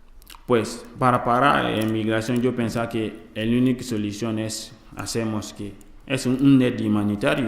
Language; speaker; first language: Spanish; non-native, learner; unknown